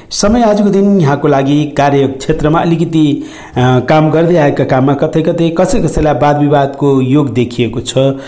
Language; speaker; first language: Nepali; native; Nepali